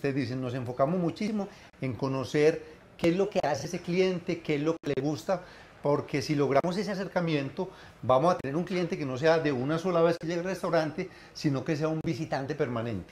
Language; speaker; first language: Spanish; native; Spanish